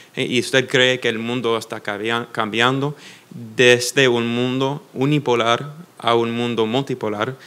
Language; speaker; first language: Spanish; non-native, fluent; English